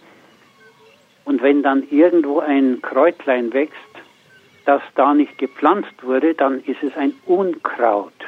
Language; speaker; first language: German; native; German